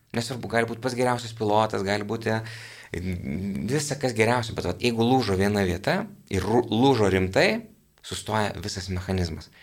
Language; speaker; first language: Lithuanian; native; Lithuanian